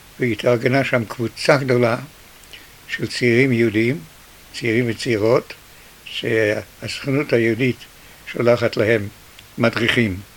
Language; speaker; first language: Hebrew; early bilingual, other home language; Yiddish